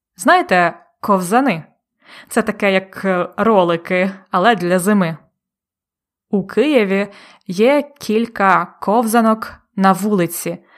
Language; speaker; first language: Ukrainian; native; Ukrainian